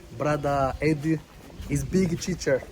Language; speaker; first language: English; non-native, learner; Portuguese